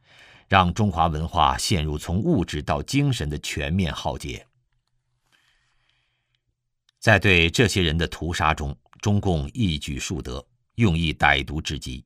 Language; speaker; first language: Chinese; native; Chinese